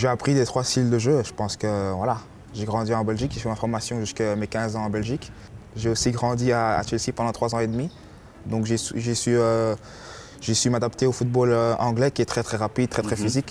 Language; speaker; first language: French; early bilingual, other home language; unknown